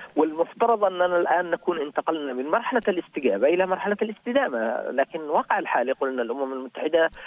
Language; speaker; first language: Arabic; native; Arabic